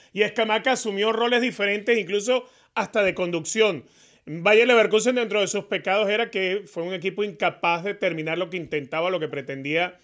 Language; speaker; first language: Spanish; native; Spanish